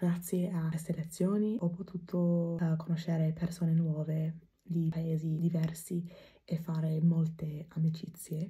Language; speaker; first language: Italian; non-native, fluent; English